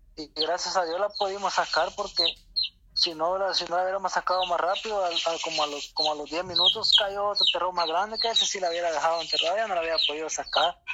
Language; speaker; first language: Spanish; native; Spanish